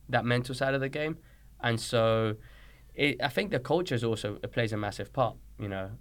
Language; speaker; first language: English; early bilingual, other home language; Spanish